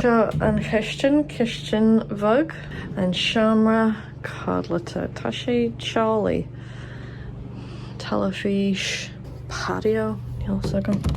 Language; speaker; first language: Irish; non-native, learner; English